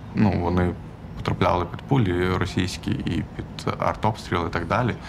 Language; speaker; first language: Ukrainian; non-native, local second language; Armenian